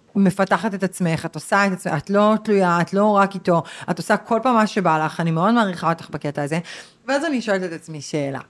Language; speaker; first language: Hebrew; native; Hebrew